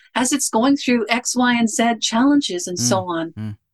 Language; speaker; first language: English; native; English